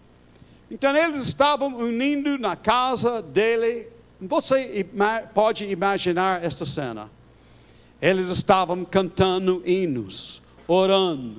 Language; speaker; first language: Portuguese; non-native, fluent; English